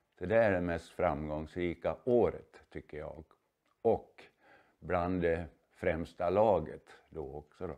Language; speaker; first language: Swedish; native; Swedish